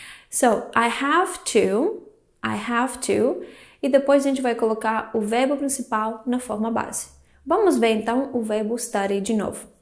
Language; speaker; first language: Portuguese; non-native, fluent; Greek